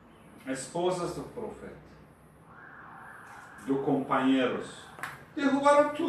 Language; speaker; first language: Portuguese; non-native, fluent; Persian